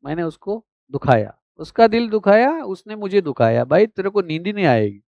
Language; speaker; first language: Hindi; non-native, local second language; Marathi